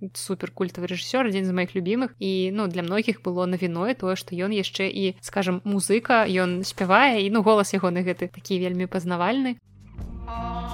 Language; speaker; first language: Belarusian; non-native, local second language; Russian